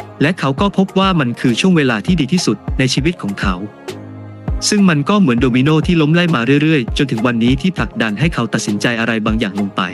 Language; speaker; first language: Thai; native; Thai